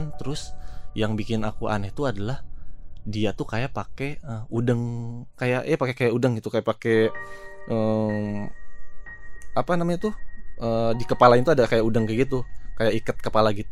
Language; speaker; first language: Indonesian; native; Indonesian